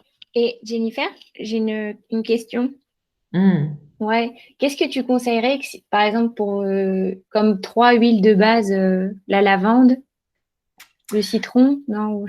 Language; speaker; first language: French; native; French